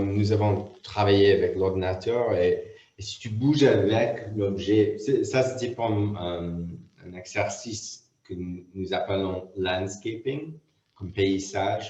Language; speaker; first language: French; non-native, fluent; English